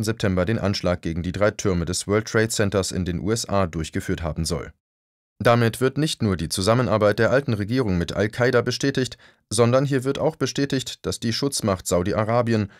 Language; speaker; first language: German; native; German